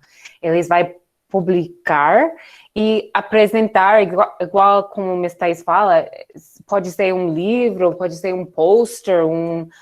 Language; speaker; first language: Portuguese; non-native, learner; English